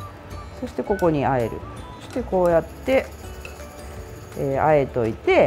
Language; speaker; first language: Japanese; native; Japanese